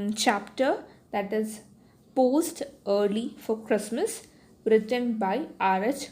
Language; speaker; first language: English; non-native, local second language; Malayalam